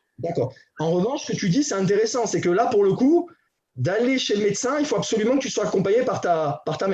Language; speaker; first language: French; native; French